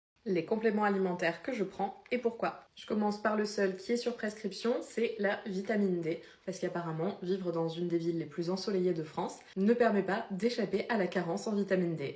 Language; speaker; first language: French; native; French